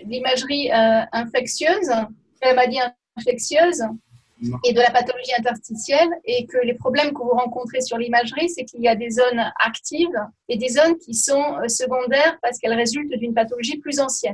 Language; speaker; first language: French; native; French